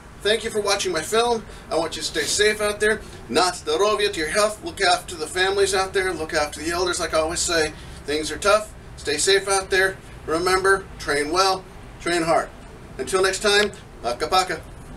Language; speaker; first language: English; native; English